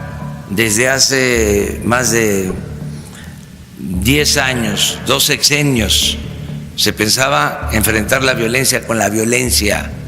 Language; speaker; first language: Spanish; native; Spanish